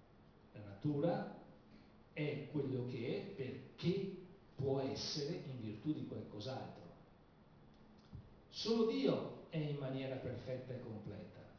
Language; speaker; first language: Italian; native; Italian